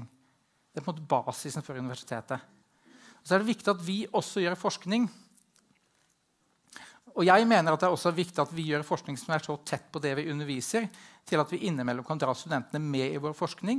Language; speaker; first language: Norwegian; native; Norwegian